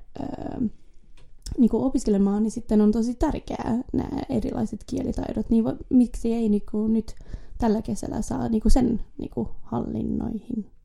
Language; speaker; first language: Finnish; early bilingual, heritage; Finnish